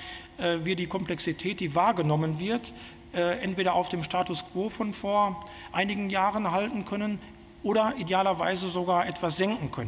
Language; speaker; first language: German; native; German